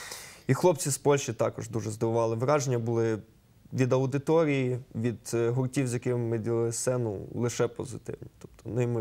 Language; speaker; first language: Ukrainian; native; Ukrainian